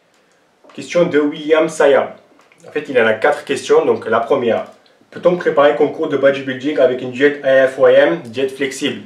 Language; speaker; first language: French; non-native, local second language; Armenian